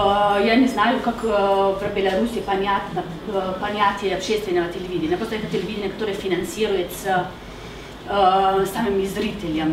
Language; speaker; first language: Russian; non-native, fluent; Slovenian